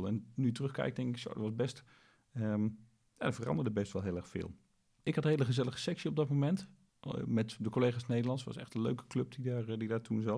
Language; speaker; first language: Dutch; native; Dutch